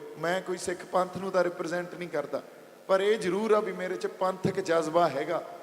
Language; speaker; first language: Punjabi; native; Punjabi